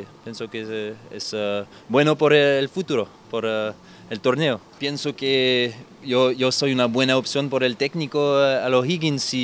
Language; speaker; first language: Spanish; non-native, learner; French